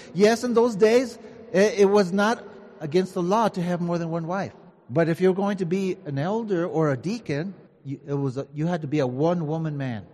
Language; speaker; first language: English; early bilingual, other home language; Spanish